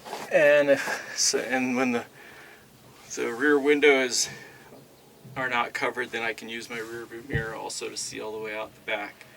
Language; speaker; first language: English; native; English